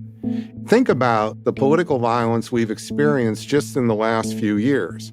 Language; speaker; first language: English; native; English